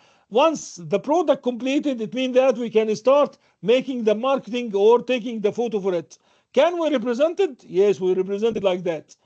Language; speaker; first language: English; non-native, fluent; Arabic